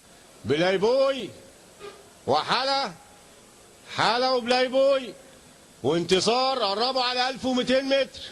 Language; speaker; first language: Arabic; native; Arabic